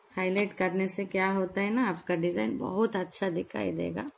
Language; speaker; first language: Hindi; non-native, local second language; Telugu